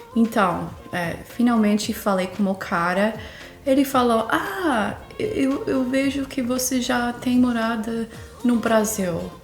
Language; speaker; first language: Portuguese; non-native, fluent; English